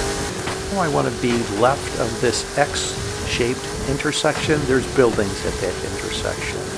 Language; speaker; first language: English; native; English